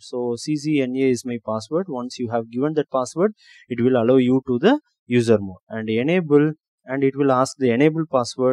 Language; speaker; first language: English; non-native, local second language; Tamil